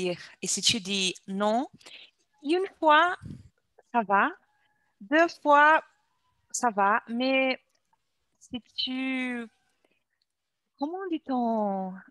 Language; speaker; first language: French; non-native, learner; Portuguese